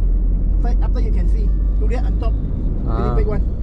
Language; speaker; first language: English; non-native, local second language; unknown